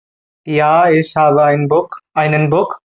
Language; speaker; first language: German; non-native, learner; Hindi